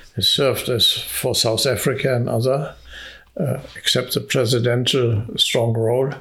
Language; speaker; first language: English; non-native, fluent; Hungarian